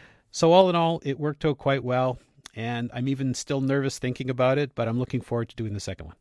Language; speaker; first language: English; native; English